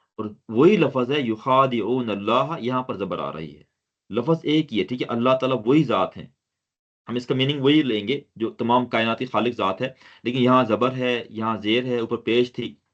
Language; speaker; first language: Urdu; non-native, local second language; Sindhi